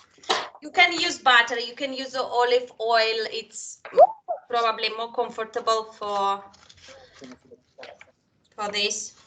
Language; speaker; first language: English; non-native, fluent; Spanish